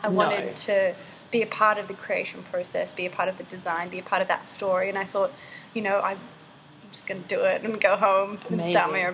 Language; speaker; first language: English; native; English